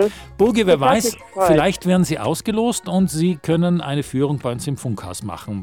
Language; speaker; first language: German; native; German